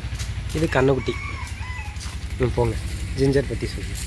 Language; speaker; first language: Tamil; native; Tamil